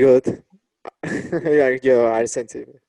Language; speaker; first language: English; non-native, learner; Spanish